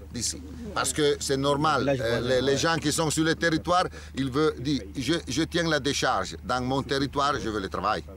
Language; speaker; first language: French; non-native, fluent; Italian